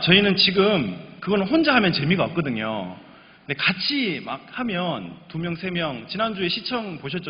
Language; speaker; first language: Korean; native; Korean